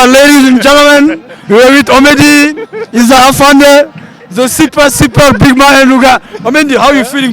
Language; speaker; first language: English; non-native, learner; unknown